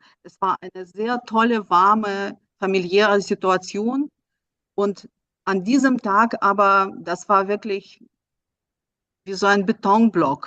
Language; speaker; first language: German; non-native, fluent; Russian